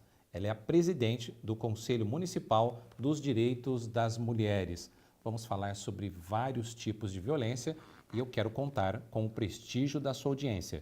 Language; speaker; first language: Portuguese; native; Portuguese